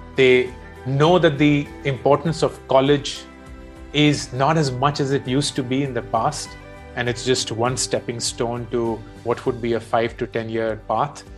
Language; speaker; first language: English; non-native, local second language; Hindi